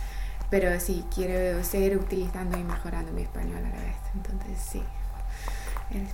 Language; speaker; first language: Spanish; non-native, fluent; English